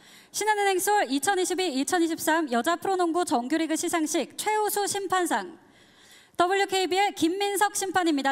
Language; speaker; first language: Korean; native; Korean